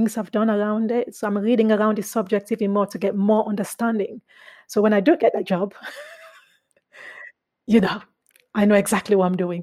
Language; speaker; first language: English; non-native, local second language; Krio